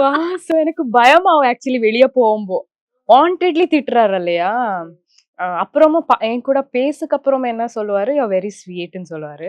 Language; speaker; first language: Tamil; non-native, local second language; Kannada